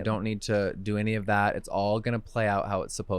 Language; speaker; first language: English; native; English